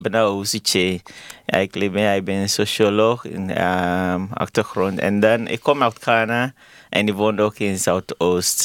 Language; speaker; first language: Dutch; non-native, learner; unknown